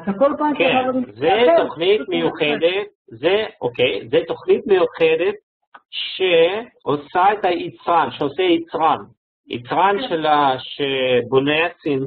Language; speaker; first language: Hebrew; non-native, fluent; Russian